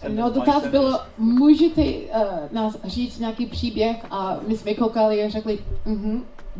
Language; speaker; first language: Czech; non-native, learner; English